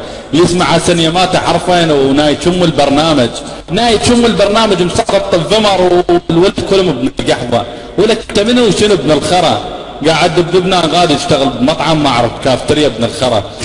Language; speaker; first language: Arabic; native; Arabic